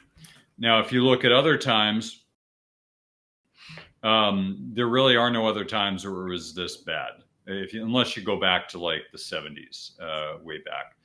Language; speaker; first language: English; native; English